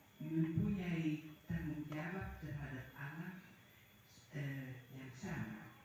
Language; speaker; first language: Indonesian; non-native, fluent; Dutch